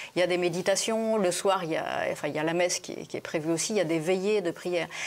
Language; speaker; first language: French; native; French